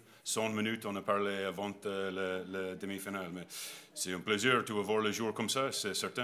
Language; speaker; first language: French; non-native, learner; English